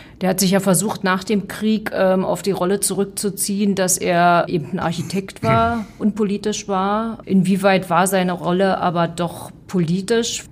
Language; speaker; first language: German; native; German